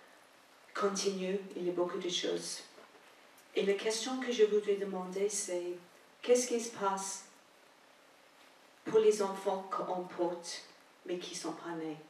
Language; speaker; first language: French; non-native, fluent; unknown